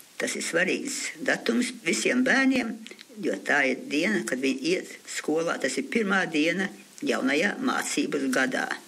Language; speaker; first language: Latvian; early bilingual, heritage; Latvian